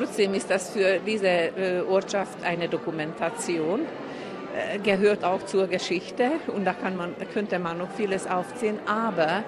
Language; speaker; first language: German; non-native, local second language; Hungarian